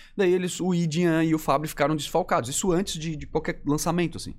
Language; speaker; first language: Portuguese; native; Portuguese